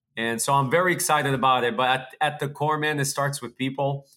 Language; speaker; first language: English; early bilingual, other home language; Portuguese